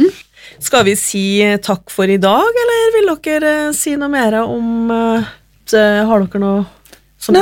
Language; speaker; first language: Norwegian; native; Norwegian